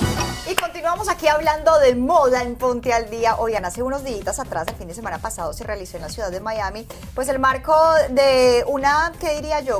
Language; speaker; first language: Spanish; native; Spanish